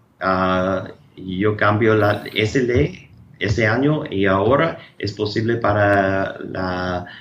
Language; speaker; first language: Spanish; non-native, learner; English